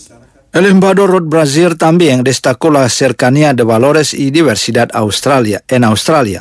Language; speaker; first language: Spanish; non-native, fluent; Indonesian